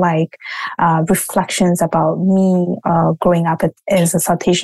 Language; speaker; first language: English; non-native, fluent; Italian